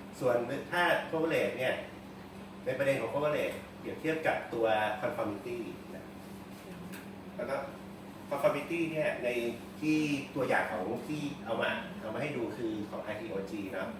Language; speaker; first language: Thai; native; Thai